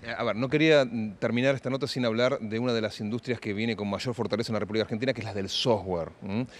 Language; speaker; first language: Spanish; native; Spanish